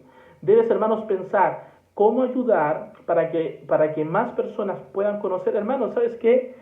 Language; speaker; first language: Spanish; native; Spanish